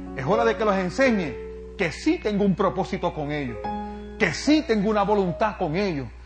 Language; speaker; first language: Spanish; native; Spanish